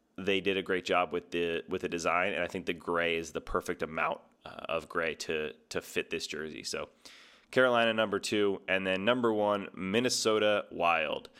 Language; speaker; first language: English; native; English